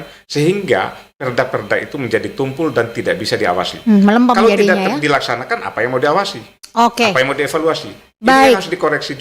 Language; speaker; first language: Indonesian; native; Indonesian